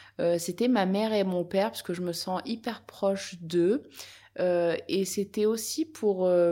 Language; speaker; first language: French; native; French